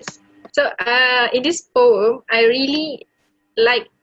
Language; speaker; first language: English; non-native, fluent; Malay